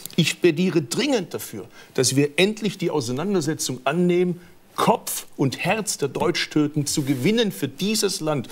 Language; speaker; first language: German; early bilingual, other home language; Turkish